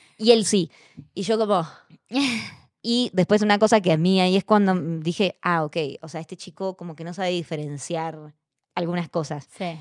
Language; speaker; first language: Spanish; native; Spanish